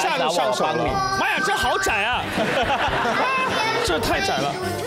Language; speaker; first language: Chinese; native; Chinese